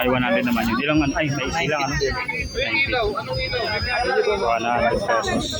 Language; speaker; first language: Filipino; native; Filipino